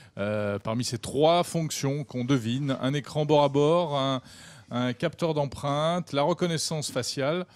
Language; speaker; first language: French; native; French